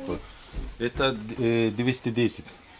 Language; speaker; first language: Russian; non-native, learner; Turkish